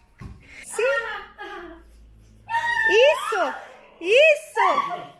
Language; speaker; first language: Portuguese; non-native, learner; French